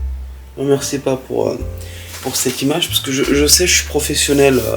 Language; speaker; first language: French; native; French